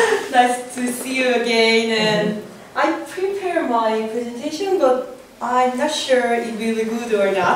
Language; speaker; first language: English; non-native, learner; Korean